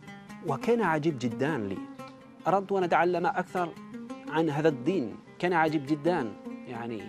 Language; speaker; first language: Arabic; non-native, fluent; French